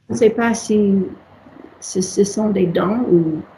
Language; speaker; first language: French; non-native, learner; English